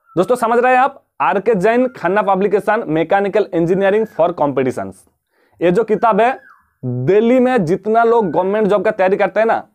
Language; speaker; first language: Hindi; non-native, local second language; Bangla